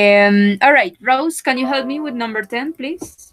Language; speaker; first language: English; non-native, fluent; Spanish